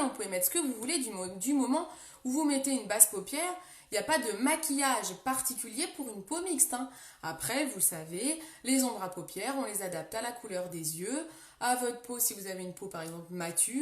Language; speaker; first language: French; native; French